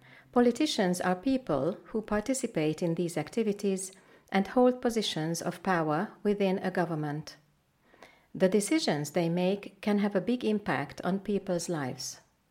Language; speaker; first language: English; non-native, fluent; Hungarian